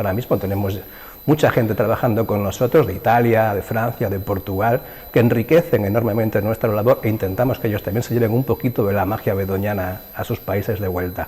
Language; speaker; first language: Spanish; native; Spanish